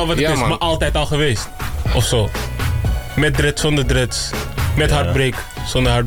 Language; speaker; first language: Dutch; native; Dutch